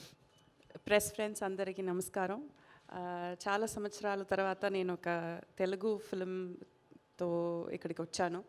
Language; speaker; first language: Telugu; non-native, fluent; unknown